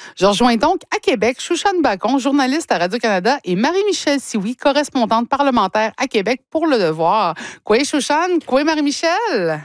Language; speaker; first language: French; native; French